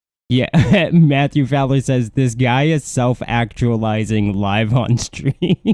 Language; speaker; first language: English; native; English